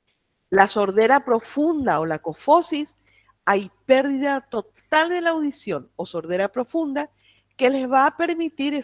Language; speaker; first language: Spanish; native; Spanish